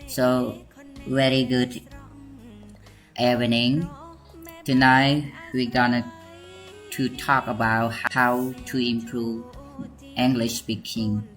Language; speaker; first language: English; non-native, learner; Khmer